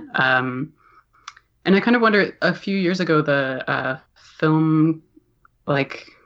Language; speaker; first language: English; native; English